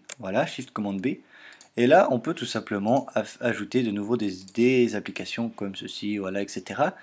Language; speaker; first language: French; native; French